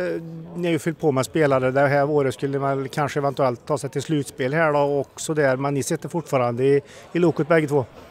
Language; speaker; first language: Swedish; native; Swedish